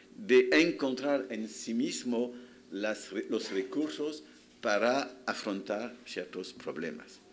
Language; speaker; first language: Spanish; non-native, fluent; French